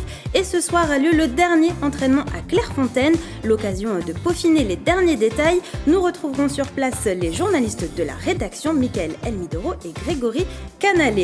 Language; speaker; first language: French; native; French